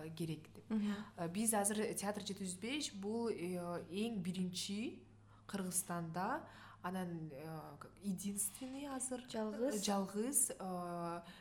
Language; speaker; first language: Kyrgyz; non-native, local second language; Russian